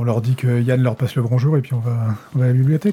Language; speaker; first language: French; native; French